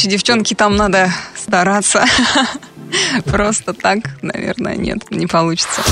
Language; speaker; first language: Russian; native; Russian